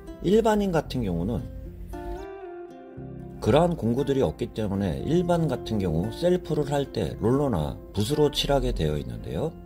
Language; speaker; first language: Korean; native; Korean